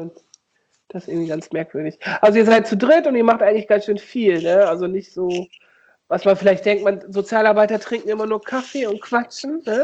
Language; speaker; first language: German; native; German